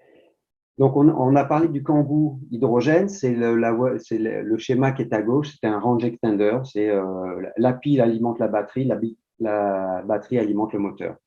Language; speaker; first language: French; native; French